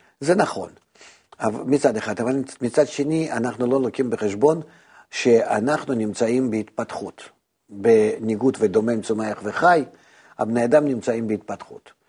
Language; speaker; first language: Hebrew; non-native, fluent; Russian